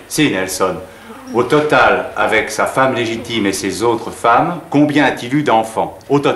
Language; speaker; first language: French; native; French